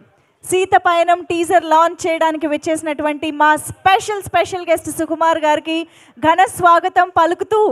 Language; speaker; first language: Telugu; native; Telugu